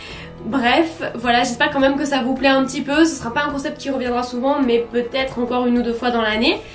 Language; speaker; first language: French; native; French